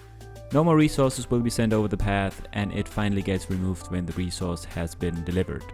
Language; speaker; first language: English; non-native, fluent; German